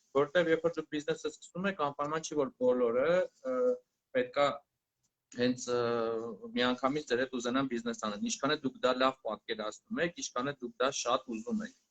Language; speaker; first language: Armenian; native; Armenian